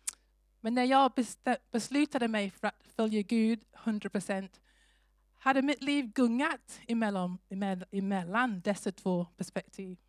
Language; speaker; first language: Swedish; non-native, fluent; English